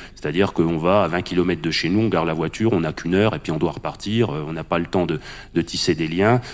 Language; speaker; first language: French; native; French